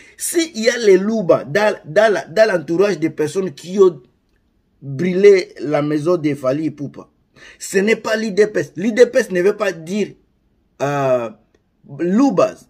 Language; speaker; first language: French; non-native, local second language; Lingala